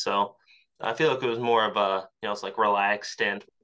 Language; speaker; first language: English; native; English